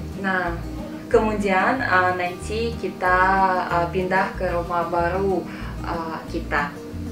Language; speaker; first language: Indonesian; non-native, fluent; Russian